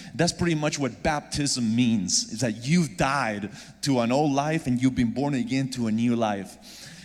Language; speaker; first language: English; non-native, fluent; Spanish